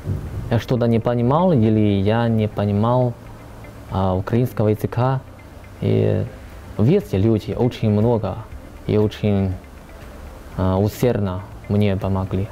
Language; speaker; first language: Russian; non-native, learner; Chinese